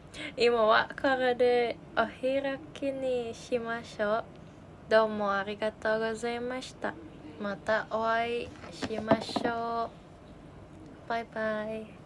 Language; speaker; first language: Japanese; non-native, learner; Indonesian